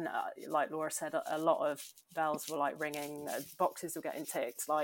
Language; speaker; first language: English; native; English